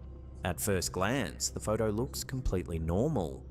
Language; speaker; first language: English; native; English